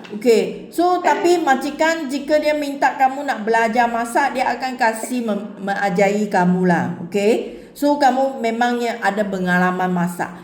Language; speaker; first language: Malay; non-native, local second language; Chinese